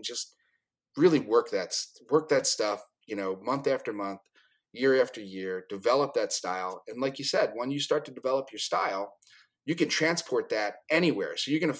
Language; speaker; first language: English; native; English